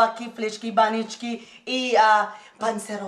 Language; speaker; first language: Macedonian; non-native, learner; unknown